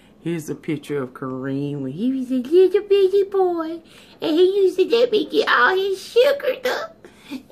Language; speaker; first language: English; native; English